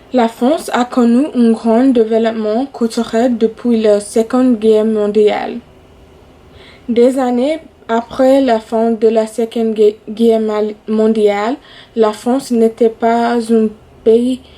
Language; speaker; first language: French; non-native, fluent; English